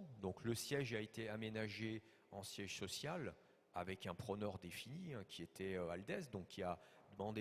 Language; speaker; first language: French; native; French